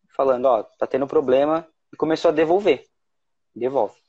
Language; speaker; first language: Portuguese; native; Portuguese